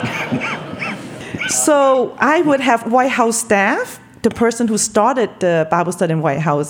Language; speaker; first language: English; non-native, local second language; Cantonese